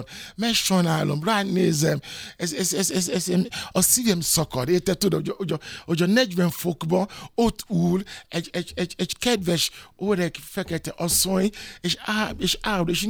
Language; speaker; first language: Hungarian; non-native, fluent; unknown